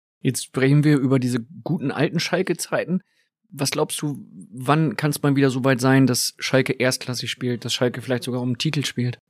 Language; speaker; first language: German; native; German